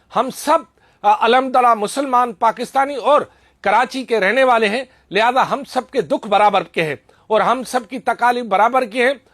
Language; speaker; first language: Urdu; non-native, local second language; Sindhi